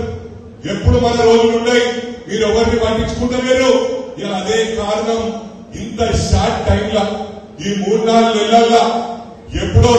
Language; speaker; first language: Telugu; native; Telugu